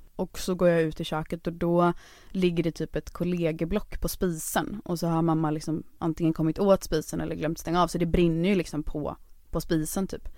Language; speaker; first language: Swedish; native; Swedish